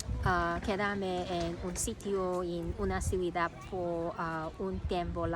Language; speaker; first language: Spanish; non-native, learner; Cantonese